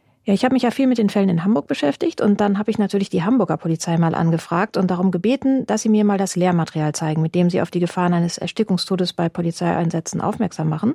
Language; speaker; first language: German; native; German